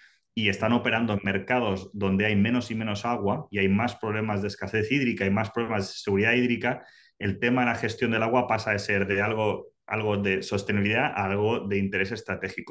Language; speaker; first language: Spanish; native; Spanish